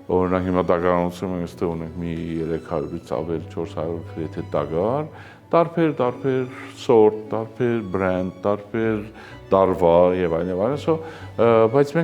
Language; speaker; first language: Armenian; early bilingual, heritage; Armenian